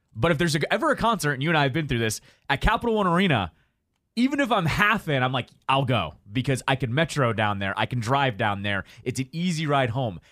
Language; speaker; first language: English; native; English